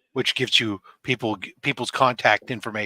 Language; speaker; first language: English; native; English